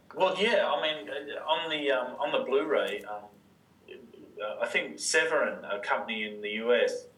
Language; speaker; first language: English; native; English